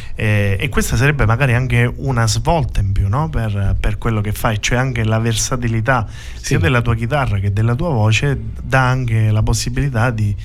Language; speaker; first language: Italian; non-native, fluent; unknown